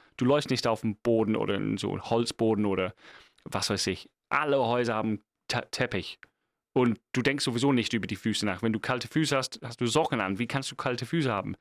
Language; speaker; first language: German; non-native, fluent; English